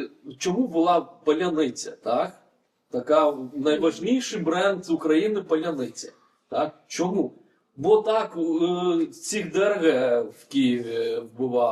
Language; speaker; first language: Ukrainian; non-native, fluent; Lithuanian